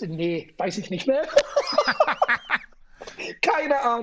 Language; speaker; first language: German; non-native, fluent; English